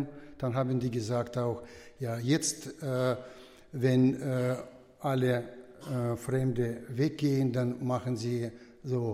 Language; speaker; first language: German; non-native, fluent; Russian